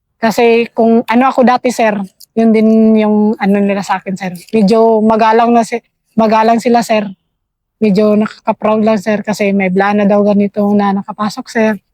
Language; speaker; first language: Filipino; non-native, local second language; Cebuano